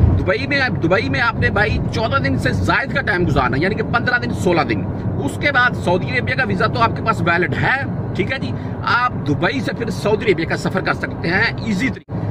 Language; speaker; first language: Urdu; non-native, local second language; Punjabi